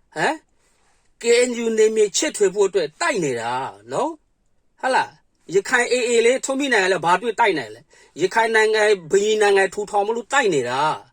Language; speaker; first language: Burmese; non-native, local second language; Kachin